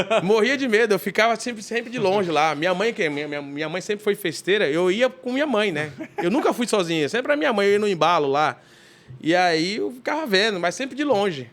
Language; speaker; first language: Portuguese; native; Portuguese